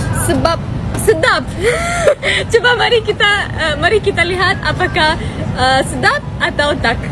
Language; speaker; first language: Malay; non-native, learner; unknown